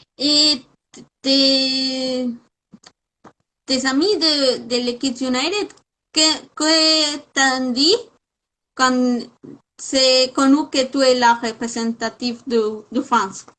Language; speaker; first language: French; non-native, fluent; Spanish